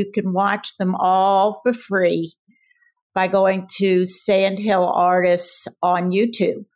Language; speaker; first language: English; native; English